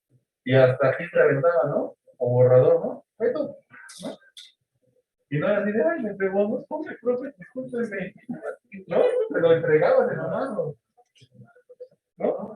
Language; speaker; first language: Spanish; native; Spanish